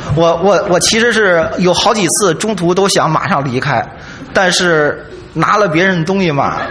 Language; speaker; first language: Chinese; native; Chinese